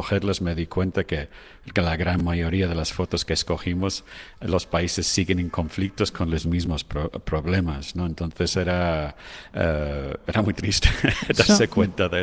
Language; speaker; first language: Spanish; non-native, fluent; English